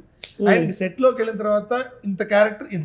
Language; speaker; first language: Telugu; native; Telugu